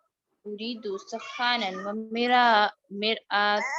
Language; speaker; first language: Arabic; non-native, learner; Urdu